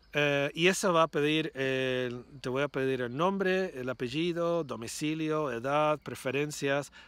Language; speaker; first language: Spanish; non-native, fluent; English